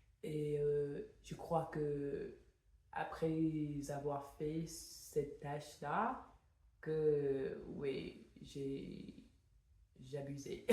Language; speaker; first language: French; non-native, fluent; English